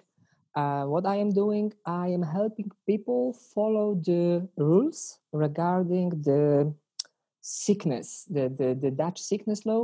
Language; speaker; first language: English; non-native, fluent; Polish